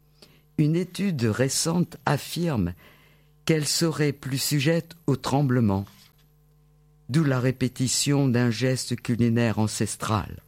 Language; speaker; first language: French; native; French